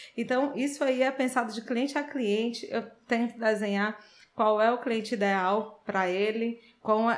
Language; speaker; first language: Portuguese; native; Portuguese